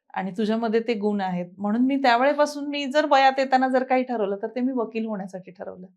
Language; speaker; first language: Marathi; native; Marathi